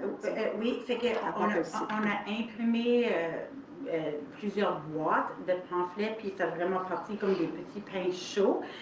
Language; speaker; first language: French; native; French